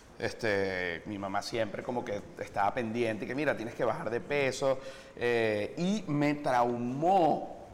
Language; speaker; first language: Spanish; native; Spanish